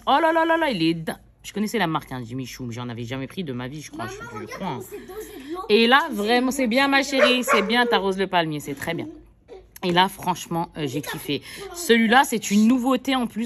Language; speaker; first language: French; native; French